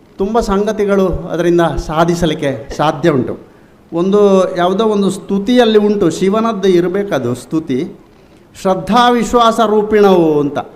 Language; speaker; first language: Kannada; non-native, local second language; Tulu